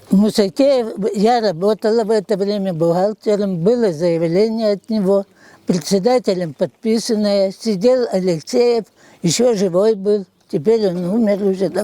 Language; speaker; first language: Russian; native; Russian